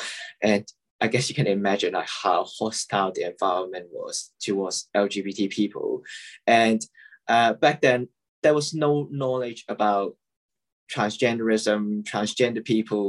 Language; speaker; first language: English; non-native, local second language; Cantonese